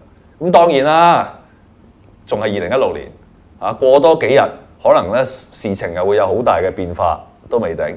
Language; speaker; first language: Cantonese; native; Cantonese